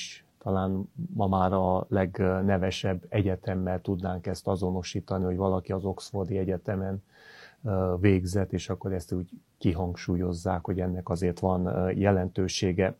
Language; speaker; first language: Hungarian; native; Hungarian